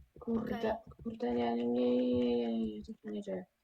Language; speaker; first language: Polish; native; Polish